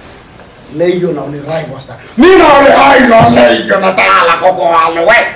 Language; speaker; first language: Finnish; non-native, learner; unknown